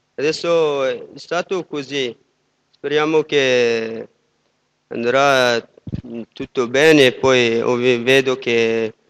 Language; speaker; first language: Italian; non-native, fluent; Persian